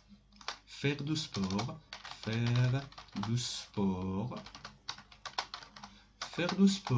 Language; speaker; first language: French; non-native, fluent; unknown